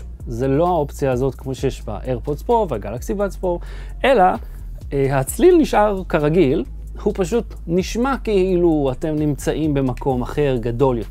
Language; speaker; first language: Hebrew; native; Hebrew